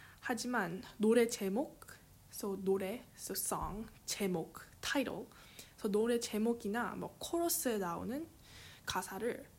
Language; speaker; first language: Korean; early bilingual, heritage; English